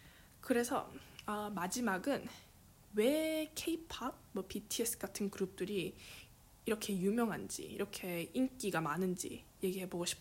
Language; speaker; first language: Korean; early bilingual, heritage; English